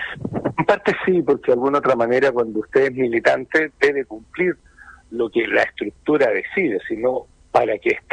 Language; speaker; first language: Spanish; native; Spanish